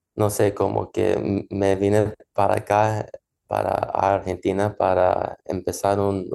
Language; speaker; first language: Spanish; early bilingual, heritage; Spanish